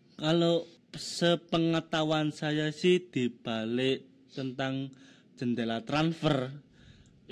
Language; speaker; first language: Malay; non-native, local second language; Javanese